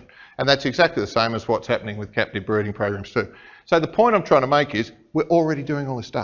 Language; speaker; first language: English; native; English